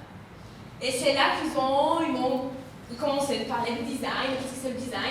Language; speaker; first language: French; non-native, fluent; Romanian